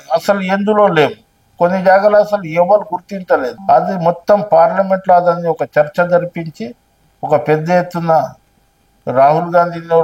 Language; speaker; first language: Telugu; non-native, local second language; Lambadi